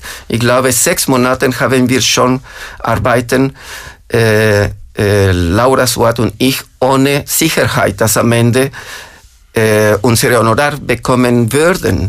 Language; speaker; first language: German; non-native, fluent; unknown